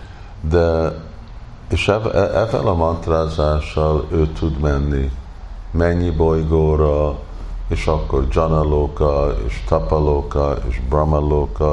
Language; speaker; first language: Hungarian; early bilingual, heritage; Hungarian